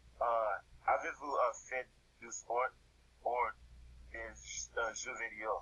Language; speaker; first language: French; non-native, learner; English